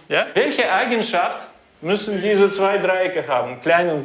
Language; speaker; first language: German; non-native, fluent; Russian